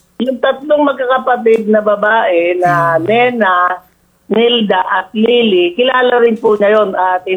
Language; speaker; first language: Filipino; native; Filipino